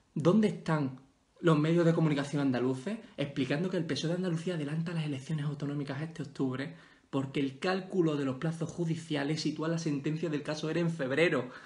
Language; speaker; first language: Spanish; native; Spanish